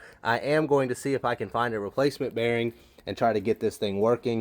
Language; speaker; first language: English; native; English